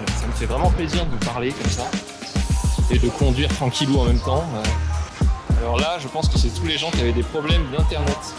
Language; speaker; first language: French; native; French